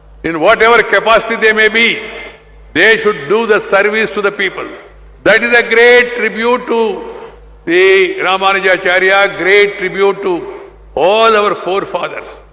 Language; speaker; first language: English; non-native, local second language; Telugu